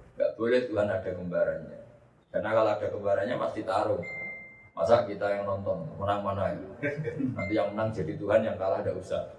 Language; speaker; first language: Indonesian; non-native, local second language; Javanese